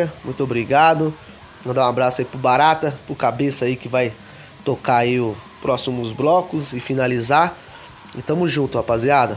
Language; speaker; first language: Portuguese; native; Portuguese